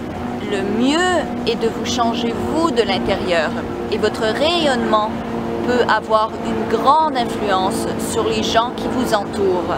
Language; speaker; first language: French; native; French